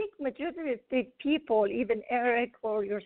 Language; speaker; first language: English; non-native, fluent; Arabic